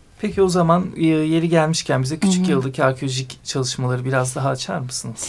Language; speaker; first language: Turkish; native; Turkish